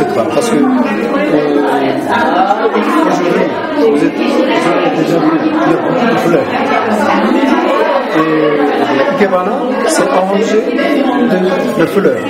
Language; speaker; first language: French; non-native, learner; Japanese